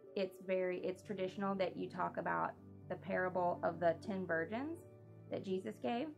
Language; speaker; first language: English; native; English